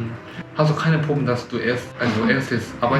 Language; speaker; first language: German; non-native, learner; Korean